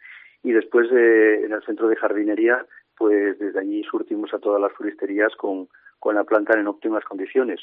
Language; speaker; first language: Spanish; native; Spanish